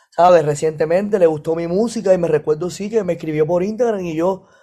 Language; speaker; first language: Spanish; native; Spanish